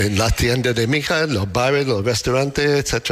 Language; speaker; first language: Spanish; non-native, learner; English